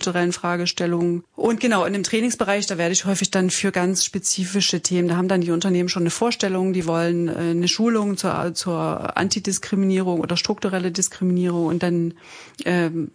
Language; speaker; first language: German; native; German